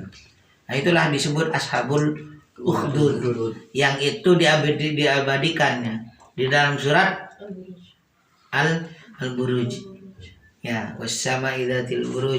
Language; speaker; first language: Indonesian; native; Indonesian